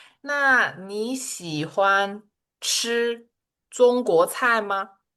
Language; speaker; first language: Chinese; non-native, fluent; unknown